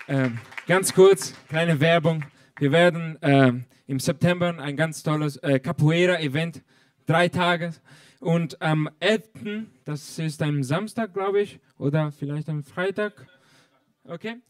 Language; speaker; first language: German; non-native, fluent; Italian